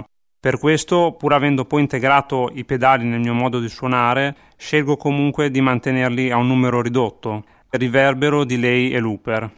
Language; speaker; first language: Italian; native; Italian